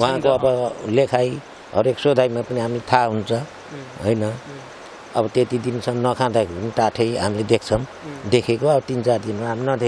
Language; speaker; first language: Nepali; native; Nepali